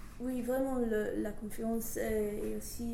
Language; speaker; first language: French; non-native, learner; English